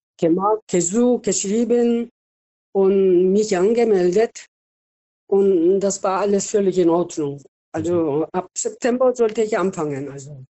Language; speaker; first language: German; non-native, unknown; Korean